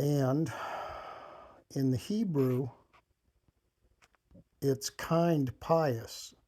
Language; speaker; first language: English; native; English